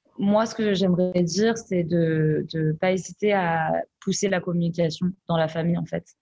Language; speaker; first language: French; native; French